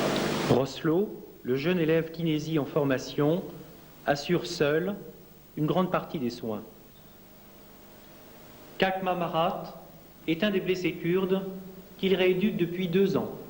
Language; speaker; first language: French; native; French